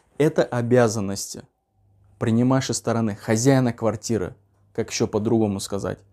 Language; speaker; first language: Russian; non-native, local second language; Uzbek